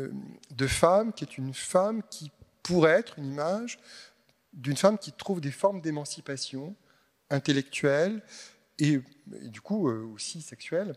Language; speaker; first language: French; native; French